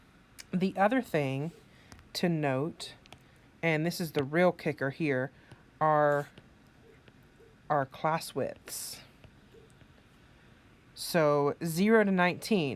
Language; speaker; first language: English; native; English